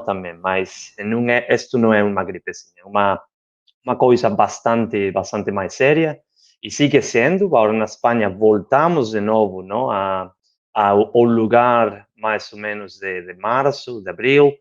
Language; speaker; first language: Portuguese; non-native, learner; Spanish